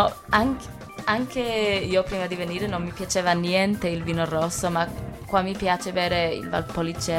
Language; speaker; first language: Italian; non-native, fluent; English